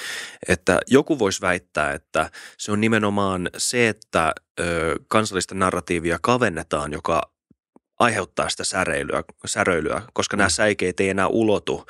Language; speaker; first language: Finnish; native; Finnish